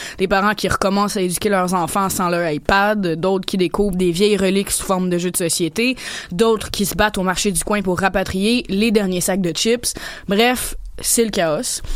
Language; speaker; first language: French; native; French